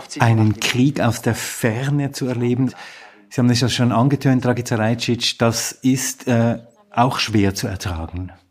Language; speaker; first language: German; native; German